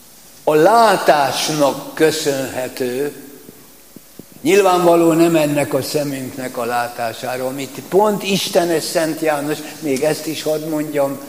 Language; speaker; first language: Hungarian; native; Hungarian